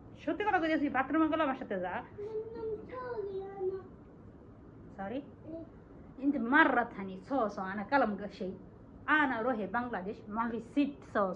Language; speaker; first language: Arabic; non-native, learner; Bangla